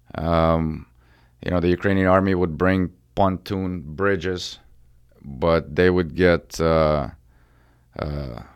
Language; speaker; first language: English; early bilingual, other home language; Ukrainian